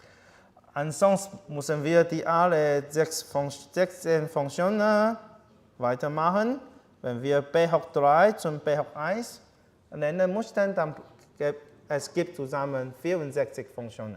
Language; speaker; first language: German; non-native, learner; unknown